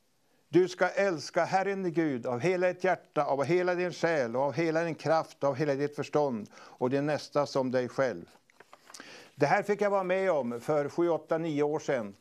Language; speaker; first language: Swedish; native; Swedish